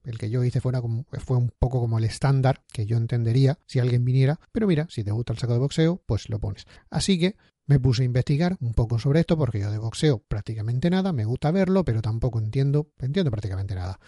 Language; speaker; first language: Spanish; native; Spanish